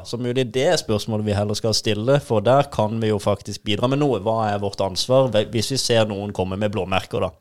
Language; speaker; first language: Norwegian; native; Norwegian